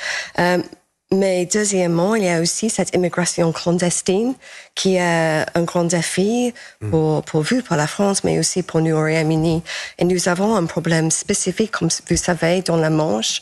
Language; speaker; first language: French; non-native, fluent; English